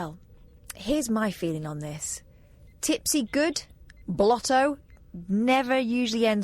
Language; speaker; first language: English; native; English